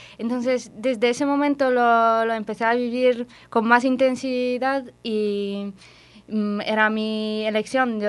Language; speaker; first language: Spanish; non-native, fluent; Polish